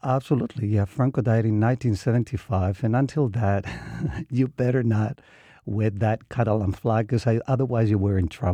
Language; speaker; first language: English; non-native, fluent; Spanish